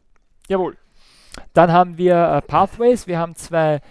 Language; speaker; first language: German; native; German